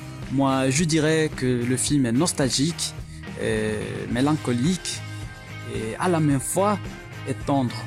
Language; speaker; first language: French; non-native, fluent; Spanish